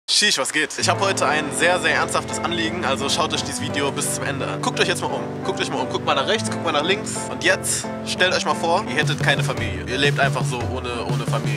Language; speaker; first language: German; native; German